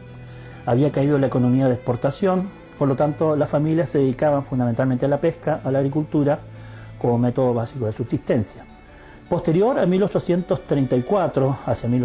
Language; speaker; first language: Spanish; native; Spanish